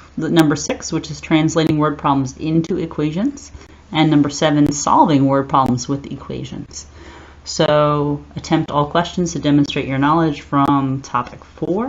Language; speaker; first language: English; native; English